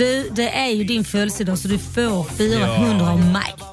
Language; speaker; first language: Swedish; native; Swedish